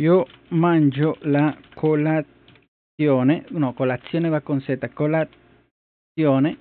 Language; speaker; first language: Italian; non-native, learner; Spanish